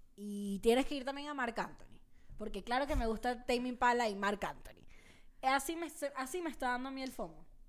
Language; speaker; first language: Spanish; native; Spanish